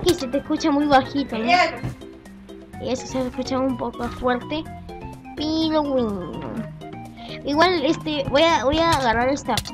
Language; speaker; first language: Spanish; native; Spanish